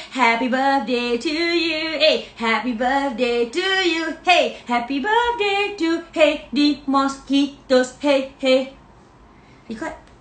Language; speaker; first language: English; non-native, local second language; Malay